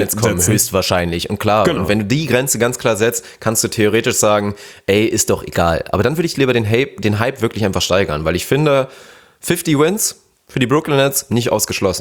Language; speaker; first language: German; native; German